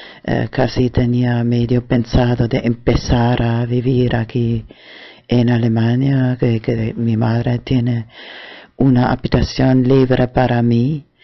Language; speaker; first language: Spanish; non-native, fluent; German